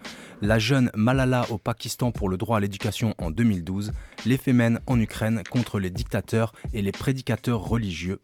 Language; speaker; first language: French; native; French